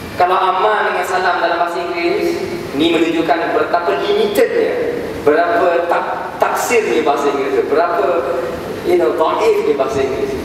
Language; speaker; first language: Malay; native; Malay